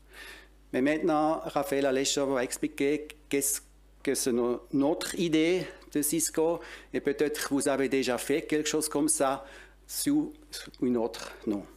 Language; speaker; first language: French; non-native, local second language; German